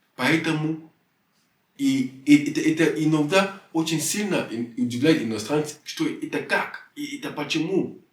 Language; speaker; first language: Russian; non-native, fluent; French